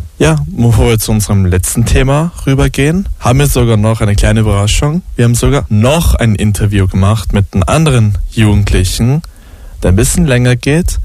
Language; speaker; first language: German; native; German